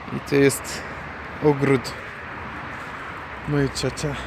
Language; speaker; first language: Polish; non-native, learner; Persian